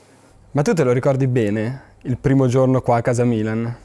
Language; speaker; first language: Italian; native; Italian